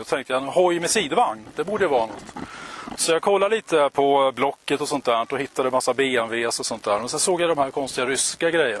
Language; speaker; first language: Swedish; native; Swedish